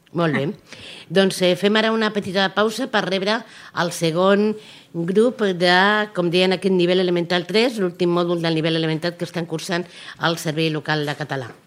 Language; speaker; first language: Catalan; native; Catalan